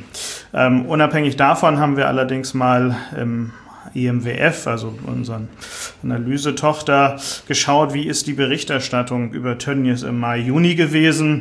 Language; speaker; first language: German; native; German